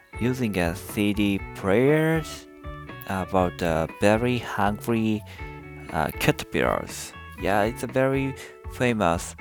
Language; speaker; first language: English; non-native, learner; Japanese